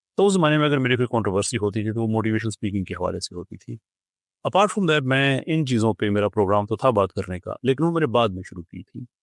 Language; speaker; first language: Urdu; non-native, local second language; Punjabi